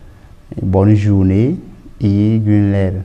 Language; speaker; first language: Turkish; non-native, learner; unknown